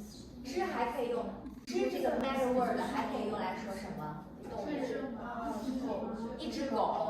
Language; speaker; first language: Chinese; non-native, fluent; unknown